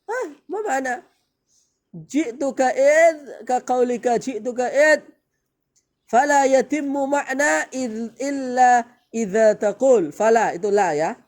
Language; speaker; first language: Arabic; non-native, fluent; Indonesian